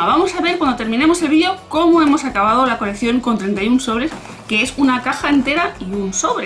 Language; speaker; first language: Spanish; native; Spanish